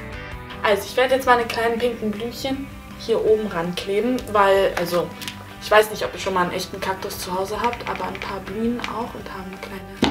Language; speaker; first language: German; native; German